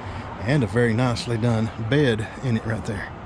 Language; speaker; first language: English; native; English